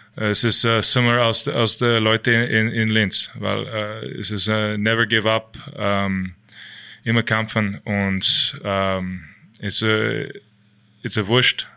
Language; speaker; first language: German; non-native, learner; English